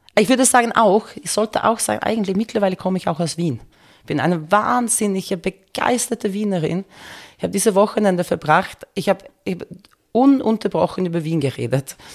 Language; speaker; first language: German; non-native, fluent; Finnish